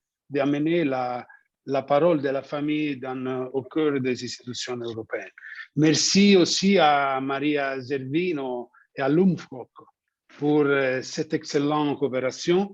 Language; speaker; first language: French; non-native, fluent; Italian